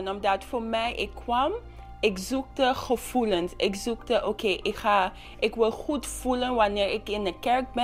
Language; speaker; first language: Dutch; non-native, local second language; English